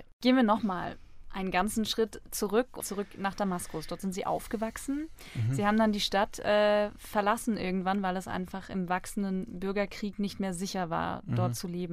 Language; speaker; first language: German; native; German